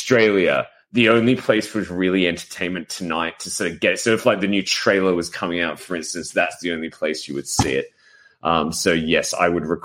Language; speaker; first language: English; native; English